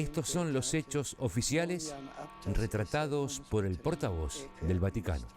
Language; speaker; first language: Spanish; native; Spanish